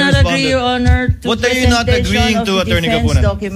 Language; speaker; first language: English; non-native, local second language; Filipino